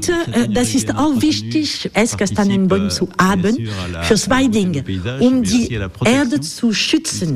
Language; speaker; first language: German; non-native, learner; French